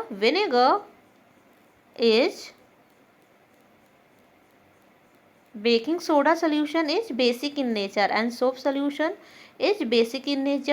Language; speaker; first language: English; non-native, local second language; Hindi